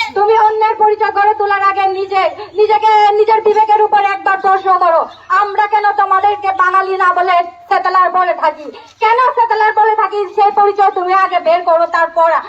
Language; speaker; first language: Bangla; non-native, local second language; Chakma